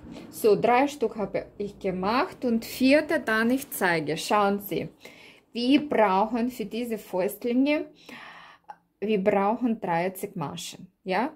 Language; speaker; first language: German; non-native, learner; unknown